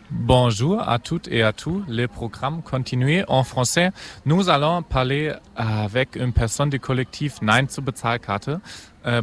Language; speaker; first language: French; non-native, learner; German